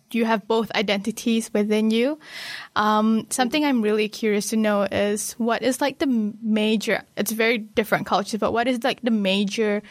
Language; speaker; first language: English; non-native, local second language; Malay